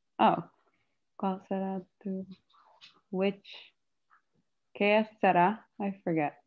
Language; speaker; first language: Spanish; non-native, learner; English